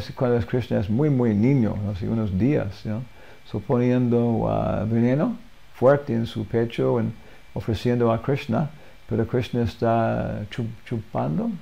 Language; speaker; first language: Spanish; non-native, learner; English